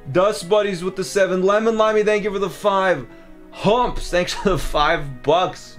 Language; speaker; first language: English; native; English